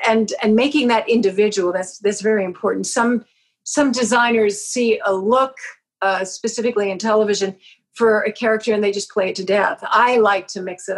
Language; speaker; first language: English; native; English